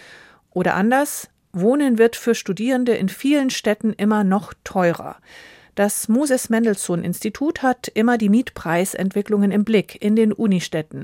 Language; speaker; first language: German; native; German